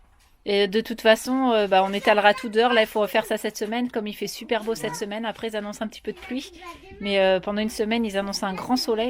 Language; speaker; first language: French; native; French